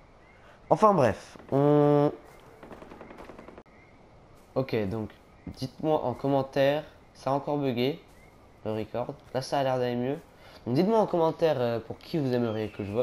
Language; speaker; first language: French; native; French